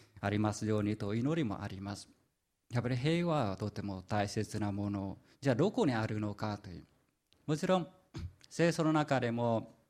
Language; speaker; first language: Japanese; non-native, fluent; Vietnamese